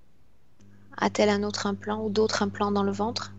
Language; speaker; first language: French; native; French